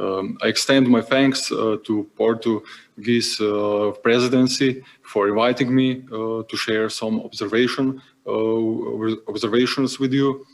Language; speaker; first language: English; non-native, fluent; Slovenian